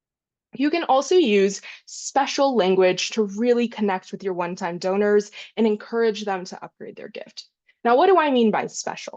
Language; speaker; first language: English; native; English